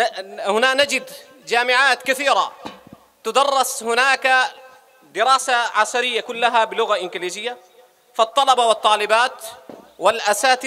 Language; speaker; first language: Arabic; non-native, fluent; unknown